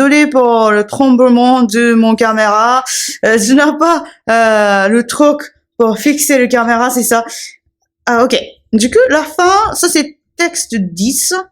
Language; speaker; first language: French; non-native, fluent; Japanese